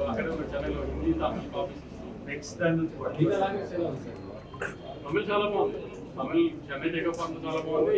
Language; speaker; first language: Telugu; native; Telugu